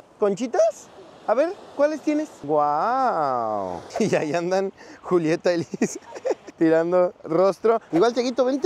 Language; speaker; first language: Spanish; native; Spanish